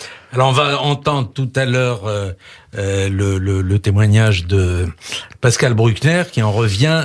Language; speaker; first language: French; native; French